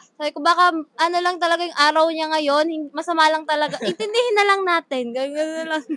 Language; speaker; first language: Filipino; non-native, local second language; Bikol